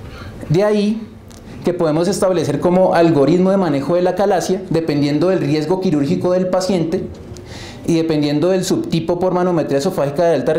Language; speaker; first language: Spanish; native; Spanish